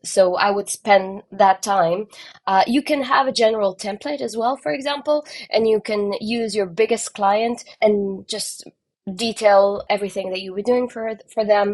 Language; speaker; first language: English; non-native, fluent; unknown